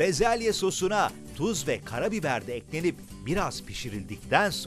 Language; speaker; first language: Turkish; native; Turkish